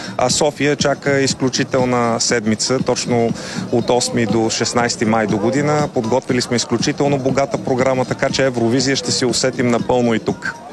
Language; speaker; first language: Bulgarian; native; Bulgarian